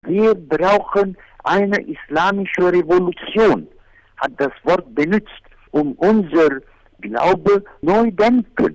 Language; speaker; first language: German; non-native, fluent; Arabic